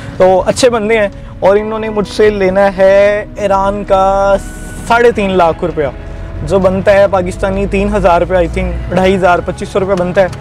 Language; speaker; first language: Urdu; non-native, local second language; Punjabi